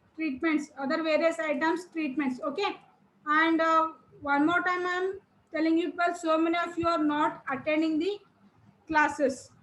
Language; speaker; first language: English; non-native, local second language; Kannada